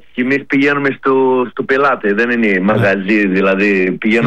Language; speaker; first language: Greek; early bilingual, heritage; Greek